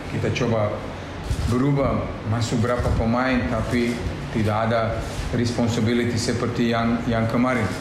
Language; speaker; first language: Indonesian; non-native, learner; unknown